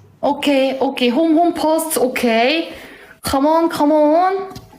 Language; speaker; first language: English; non-native, learner; Korean